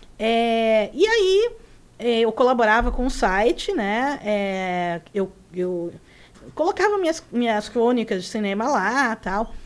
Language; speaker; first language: Portuguese; early bilingual, other home language; Spanish